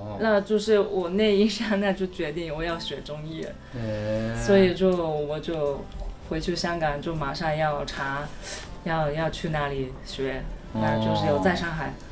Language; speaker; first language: Chinese; non-native, fluent; Japanese